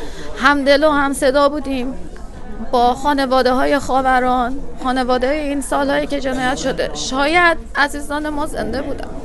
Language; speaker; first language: Persian; native; Persian